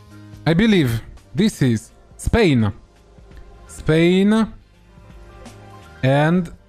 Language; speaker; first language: English; non-native, fluent; French